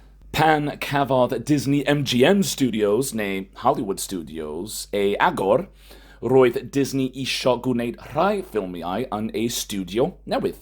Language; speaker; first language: Welsh; non-native, fluent; English